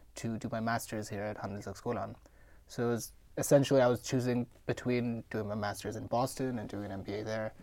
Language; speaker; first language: English; non-native, local second language; Gujarati